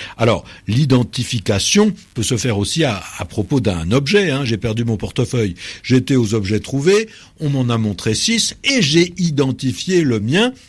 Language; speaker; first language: French; native; French